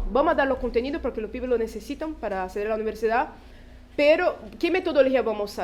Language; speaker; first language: Spanish; non-native, fluent; Portuguese